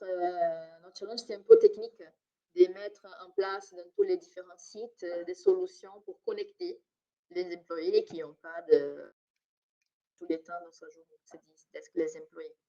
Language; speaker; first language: French; non-native, fluent; Portuguese